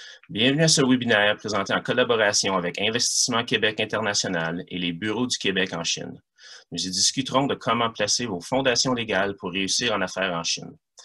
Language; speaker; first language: French; native; French